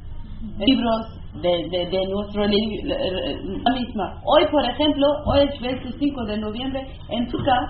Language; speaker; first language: Spanish; non-native, learner; Kurdish